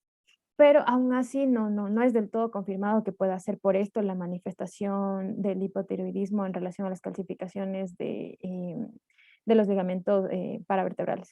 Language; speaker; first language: Spanish; native; Spanish